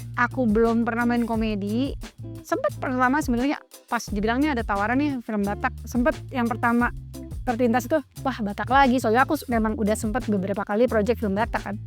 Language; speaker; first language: Indonesian; native; Indonesian